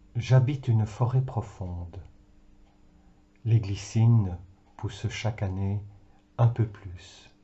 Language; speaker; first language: French; native; French